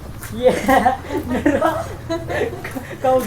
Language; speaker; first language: Hindi; non-native, local second language; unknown